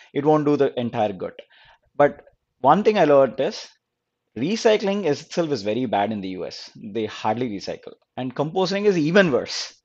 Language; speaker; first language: English; non-native, local second language; Telugu